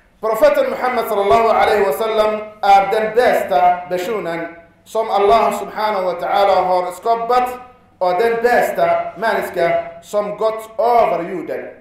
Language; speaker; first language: Swedish; non-native, fluent; Arabic